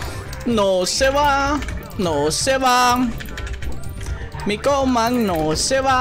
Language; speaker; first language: Spanish; native; Spanish